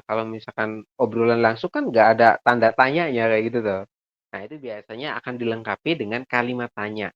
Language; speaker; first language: Indonesian; native; Indonesian